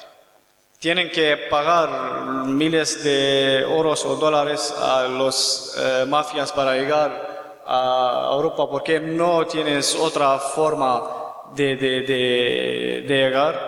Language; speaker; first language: Spanish; non-native, learner; Kurdish